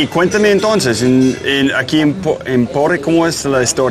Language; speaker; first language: Spanish; non-native, learner; English